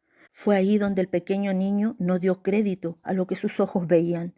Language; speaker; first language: Spanish; native; Spanish